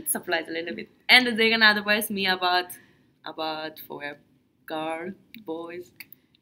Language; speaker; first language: English; non-native, learner; Japanese